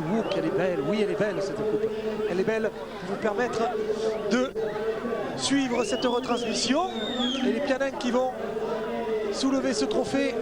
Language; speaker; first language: French; native; French